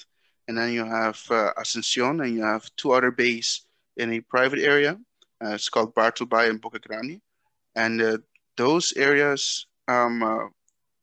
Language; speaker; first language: English; non-native, fluent; Dutch